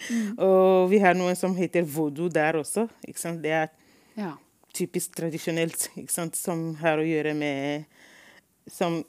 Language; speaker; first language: Norwegian; non-native, fluent; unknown